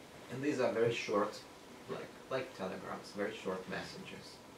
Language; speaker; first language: English; non-native, fluent; Ukrainian